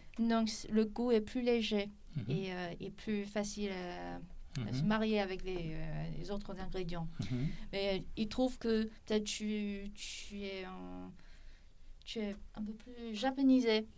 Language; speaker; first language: French; non-native, fluent; Chinese